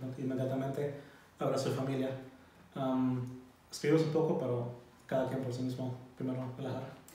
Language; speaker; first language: Spanish; non-native, learner; German